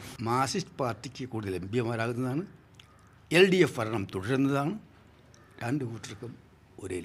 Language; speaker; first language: Malayalam; native; Malayalam